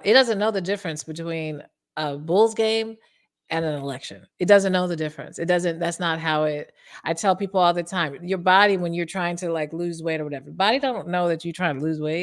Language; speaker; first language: English; native; English